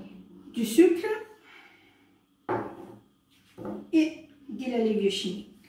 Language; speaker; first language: French; non-native, learner; Italian